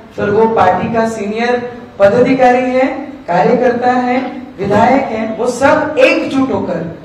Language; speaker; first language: Hindi; non-native, local second language; Marathi